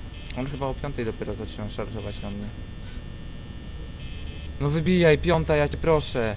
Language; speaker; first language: Polish; native; Polish